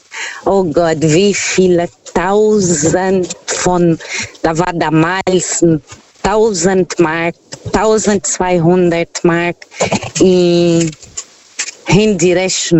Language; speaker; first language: German; non-native, fluent; Portuguese